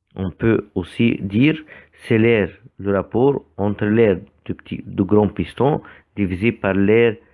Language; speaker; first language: French; non-native, fluent; Arabic